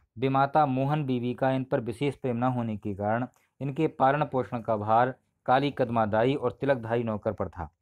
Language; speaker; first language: Hindi; native; Hindi